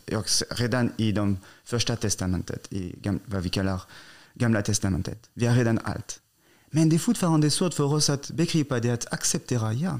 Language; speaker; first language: Swedish; non-native, fluent; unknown